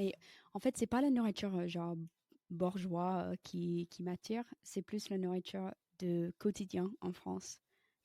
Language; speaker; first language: French; non-native, fluent; English